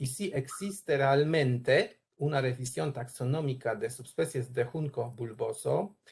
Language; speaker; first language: Spanish; non-native, learner; Polish